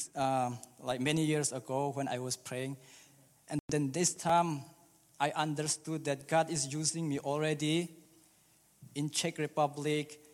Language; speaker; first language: English; early bilingual, other home language; Burmese